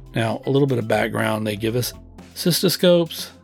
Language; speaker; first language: English; native; English